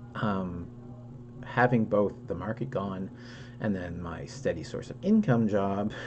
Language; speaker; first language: English; native; English